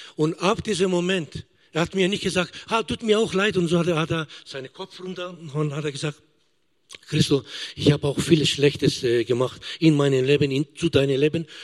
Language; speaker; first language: German; non-native, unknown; Greek